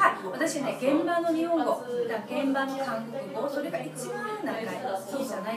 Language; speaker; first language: Japanese; non-native, fluent; Korean